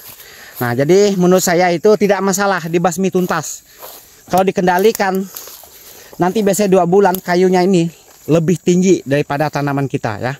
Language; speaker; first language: Indonesian; native; Indonesian